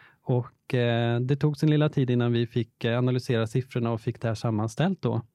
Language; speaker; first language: Swedish; native; Swedish